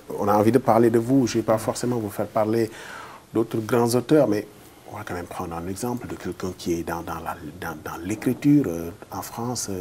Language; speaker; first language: French; non-native, local second language; Wolof